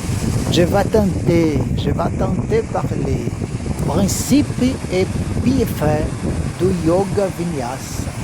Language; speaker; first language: French; non-native, learner; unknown